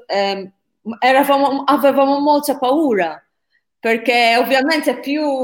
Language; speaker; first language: Italian; non-native, fluent; Maltese